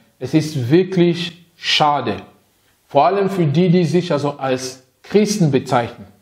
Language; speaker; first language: German; non-native, fluent; French